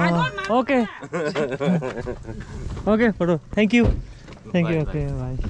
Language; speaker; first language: Hindi; non-native, local second language; Bangla